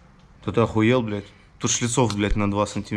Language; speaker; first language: Russian; native; Russian